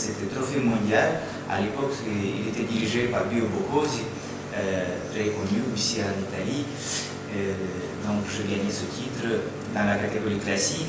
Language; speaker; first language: French; non-native, fluent; Russian